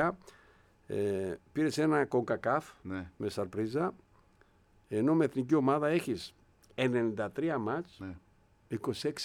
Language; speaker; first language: Greek; native; Greek